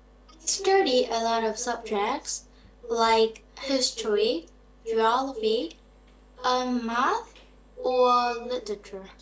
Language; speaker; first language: English; non-native, learner; Vietnamese